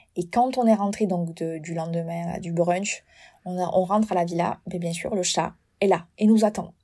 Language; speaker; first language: French; native; French